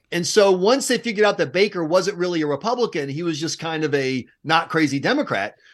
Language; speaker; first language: English; native; English